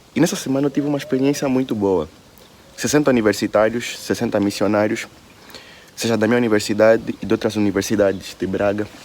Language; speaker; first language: Portuguese; native; Portuguese